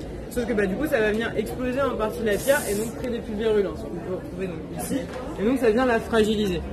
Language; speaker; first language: French; native; French